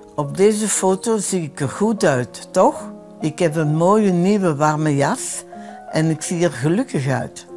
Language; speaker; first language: Dutch; early bilingual, other home language; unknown